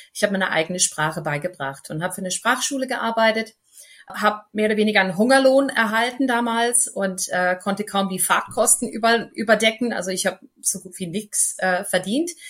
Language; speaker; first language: German; non-native, fluent; English